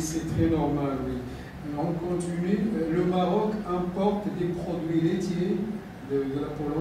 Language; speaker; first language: French; non-native, local second language; Arabic